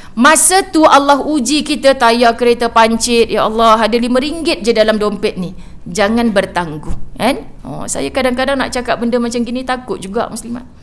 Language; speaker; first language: Malay; native; Malay